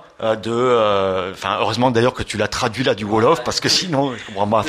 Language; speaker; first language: French; native; French